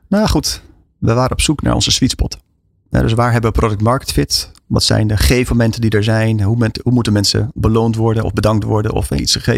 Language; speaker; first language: Dutch; native; Dutch